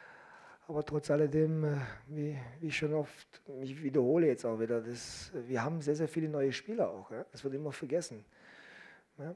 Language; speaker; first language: German; native; German